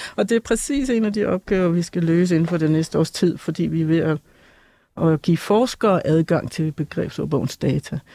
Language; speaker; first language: Danish; native; Danish